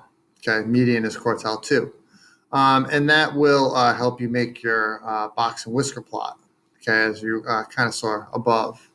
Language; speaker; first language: English; native; English